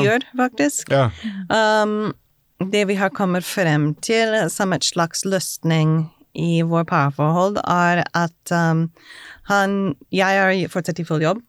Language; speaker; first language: Norwegian; non-native, fluent; English